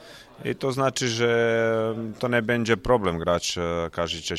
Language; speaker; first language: Polish; non-native, learner; Croatian